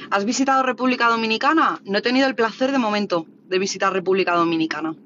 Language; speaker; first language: Spanish; native; Spanish